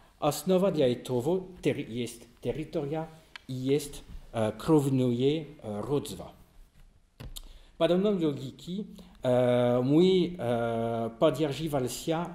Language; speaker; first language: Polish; non-native, learner; French